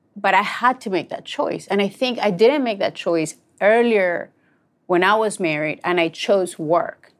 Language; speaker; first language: English; non-native, fluent; Spanish